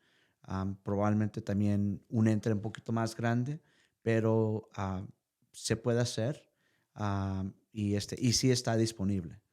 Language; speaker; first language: Spanish; early bilingual, heritage; Spanish